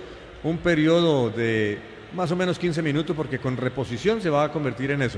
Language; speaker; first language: Spanish; native; Spanish